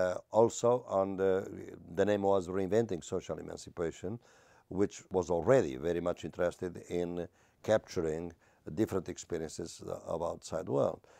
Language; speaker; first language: English; non-native, fluent; Portuguese